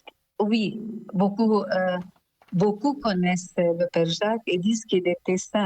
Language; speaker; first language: French; non-native, local second language; Arabic